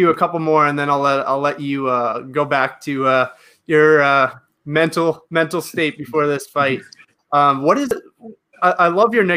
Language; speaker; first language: English; native; English